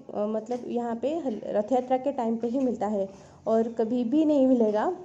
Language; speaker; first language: Hindi; non-native, local second language; Odia